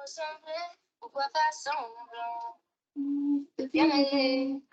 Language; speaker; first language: French; non-native, learner; Spanish